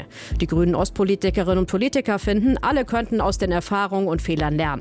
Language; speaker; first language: German; native; German